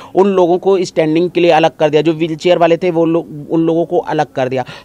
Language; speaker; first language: Hindi; native; Hindi